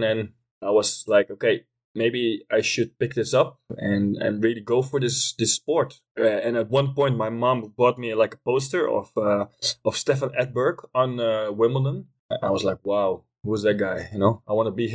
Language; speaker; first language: English; non-native, fluent; Dutch